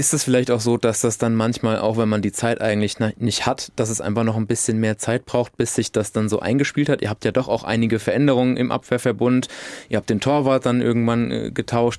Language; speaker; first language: German; native; German